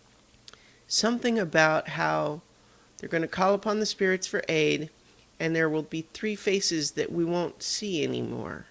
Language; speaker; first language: English; native; English